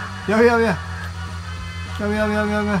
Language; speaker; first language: Japanese; native; Japanese